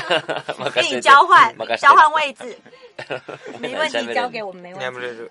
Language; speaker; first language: Chinese; native; Chinese